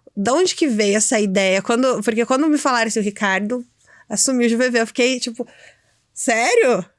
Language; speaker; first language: Portuguese; native; Portuguese